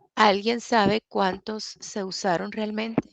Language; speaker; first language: Spanish; native; Spanish